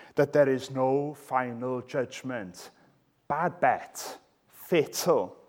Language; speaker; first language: English; native; English